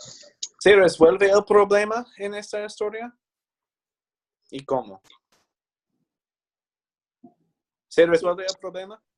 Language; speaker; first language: Spanish; non-native, fluent; English